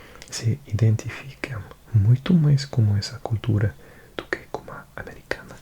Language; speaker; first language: Portuguese; non-native, learner; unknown